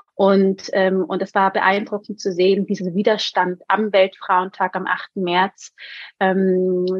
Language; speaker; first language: German; native; German